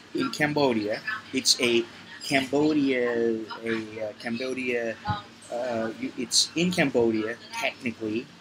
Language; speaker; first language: English; native; English